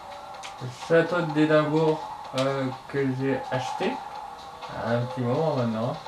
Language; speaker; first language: French; native; French